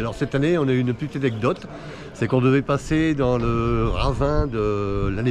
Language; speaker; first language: French; native; French